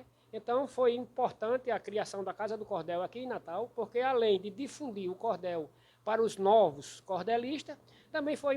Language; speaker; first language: Portuguese; native; Portuguese